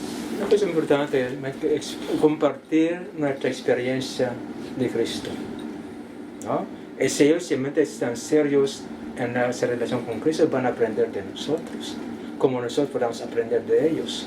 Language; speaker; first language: Spanish; non-native, learner; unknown